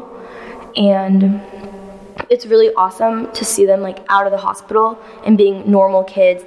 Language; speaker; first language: English; native; English